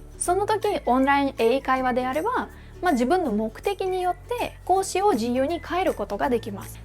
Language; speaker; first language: Japanese; non-native, fluent; Russian